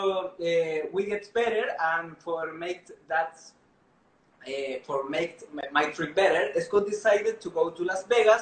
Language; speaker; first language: English; non-native, learner; Spanish